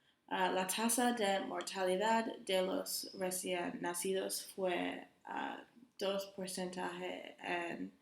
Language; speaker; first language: Spanish; non-native, learner; English